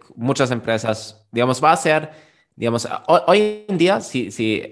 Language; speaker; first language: Spanish; non-native, fluent; German